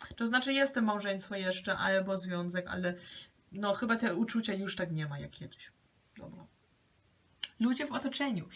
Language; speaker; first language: Polish; early bilingual, heritage; Polish